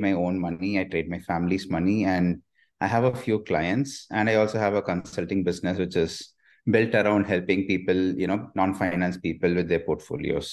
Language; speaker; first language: English; non-native, local second language; Tamil